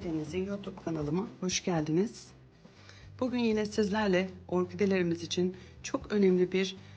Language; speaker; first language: Turkish; native; Turkish